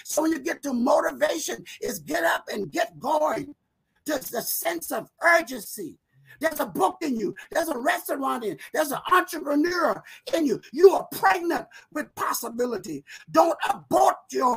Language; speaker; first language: English; native; English